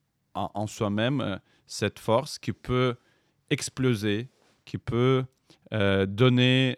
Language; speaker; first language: French; non-native, fluent; Ukrainian